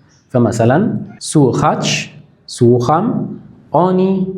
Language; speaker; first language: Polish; non-native, fluent; Arabic